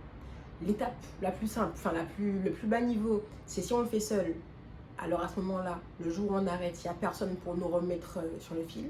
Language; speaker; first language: French; native; French